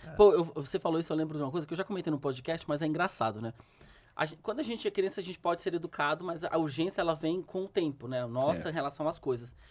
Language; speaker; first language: Portuguese; native; Portuguese